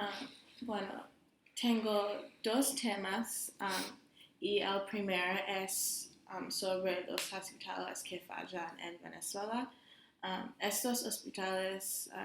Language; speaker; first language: Spanish; non-native, learner; English